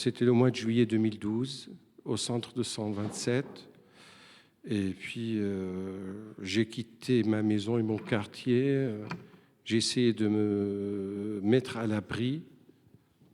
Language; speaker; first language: French; non-native, fluent; Arabic